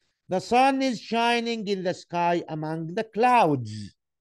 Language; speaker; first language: English; non-native, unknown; Arabic